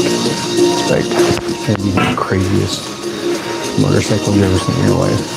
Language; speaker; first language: English; native; English